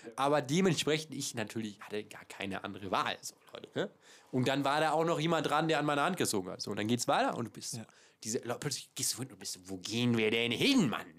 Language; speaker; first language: German; native; German